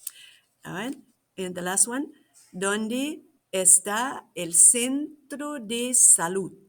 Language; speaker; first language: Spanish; non-native, fluent; English